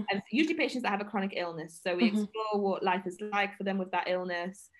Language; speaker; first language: English; native; English